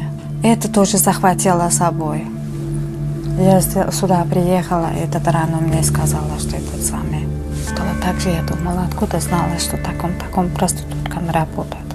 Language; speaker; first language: Russian; non-native, learner; Uzbek